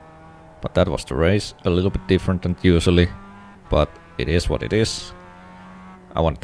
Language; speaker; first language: English; non-native, fluent; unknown